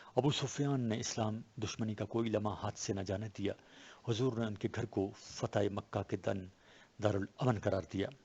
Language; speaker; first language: Urdu; non-native, local second language; Pashto